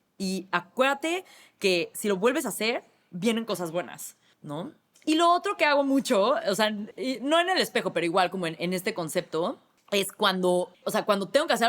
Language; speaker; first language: Spanish; native; Spanish